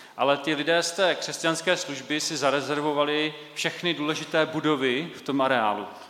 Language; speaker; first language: Czech; native; Czech